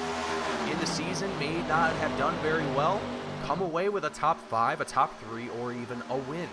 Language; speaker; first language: English; native; English